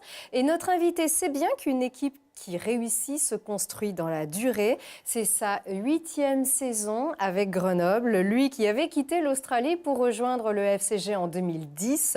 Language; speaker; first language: French; native; French